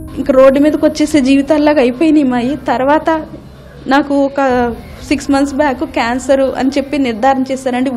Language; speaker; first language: Telugu; native; Telugu